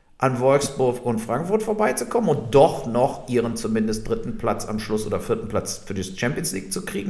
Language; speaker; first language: German; native; German